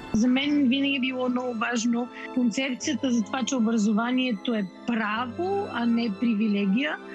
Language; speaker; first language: Bulgarian; native; Bulgarian